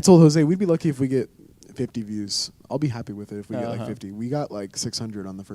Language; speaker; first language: English; native; English